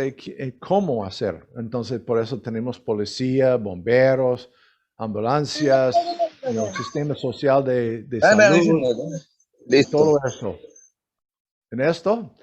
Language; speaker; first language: Spanish; non-native, learner; English